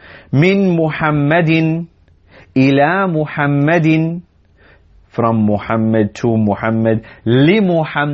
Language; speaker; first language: Arabic; non-native, fluent; English